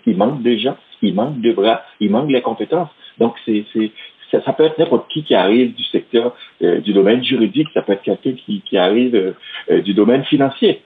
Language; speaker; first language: French; non-native, local second language; Haitian Creole